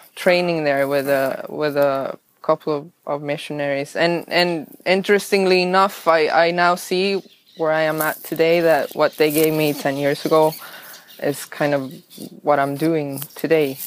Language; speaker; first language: English; non-native, fluent; Swedish